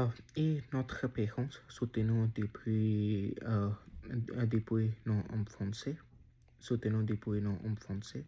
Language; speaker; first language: French; non-native, learner; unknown